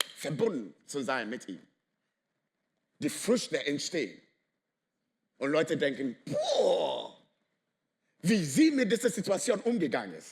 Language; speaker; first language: German; non-native, fluent; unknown